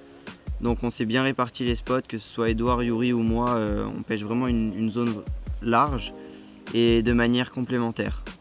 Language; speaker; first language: French; native; French